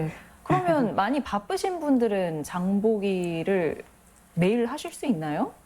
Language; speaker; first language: Korean; native; Korean